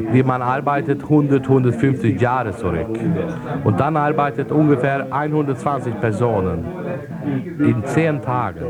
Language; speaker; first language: German; non-native, fluent; Swedish